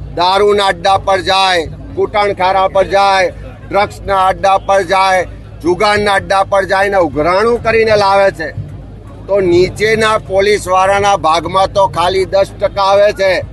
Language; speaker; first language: Gujarati; native; Gujarati